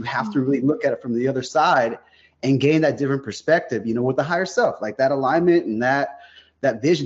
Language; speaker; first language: English; native; English